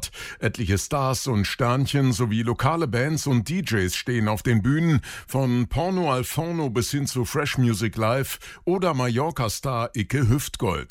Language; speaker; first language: German; native; German